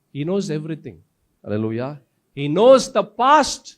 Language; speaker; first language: English; non-native, local second language; Tamil